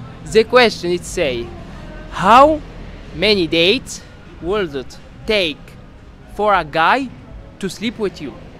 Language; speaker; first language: English; non-native, learner; Arabic